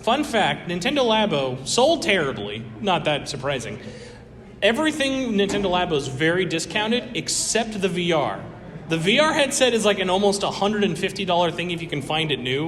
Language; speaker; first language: English; native; English